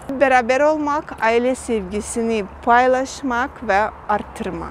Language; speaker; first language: Turkish; non-native, fluent; Russian